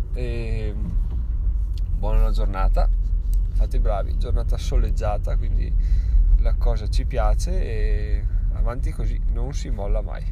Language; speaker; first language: Italian; native; Italian